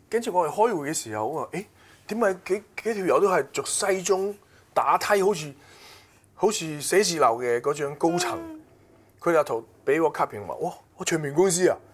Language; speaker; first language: Cantonese; non-native, fluent; Chinese